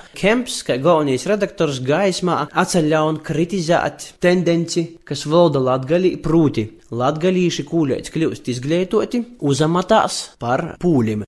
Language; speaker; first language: Latvian; native; Latvian